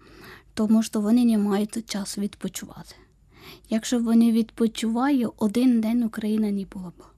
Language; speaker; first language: Ukrainian; non-native, learner; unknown